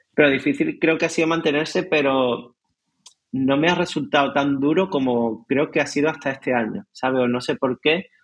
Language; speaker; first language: Spanish; native; Spanish